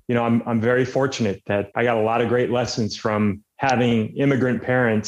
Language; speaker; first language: English; native; English